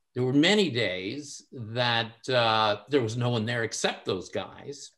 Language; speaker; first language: English; native; English